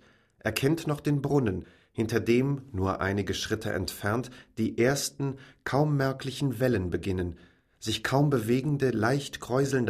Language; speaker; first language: German; native; German